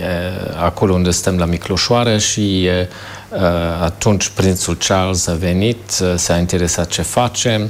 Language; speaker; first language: Romanian; non-native, fluent; German